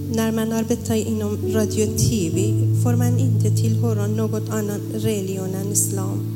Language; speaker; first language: Swedish; non-native, learner; Persian